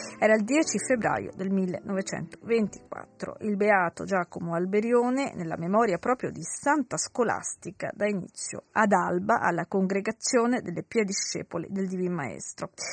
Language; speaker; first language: Italian; native; Italian